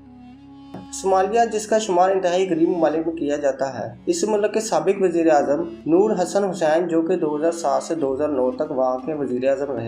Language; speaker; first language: Urdu; native; Urdu